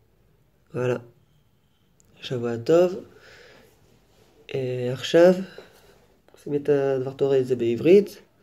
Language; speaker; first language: Hebrew; non-native, fluent; French